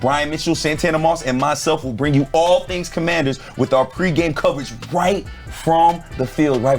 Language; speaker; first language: English; native; English